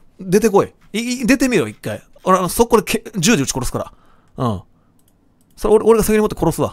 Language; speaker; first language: Japanese; native; Japanese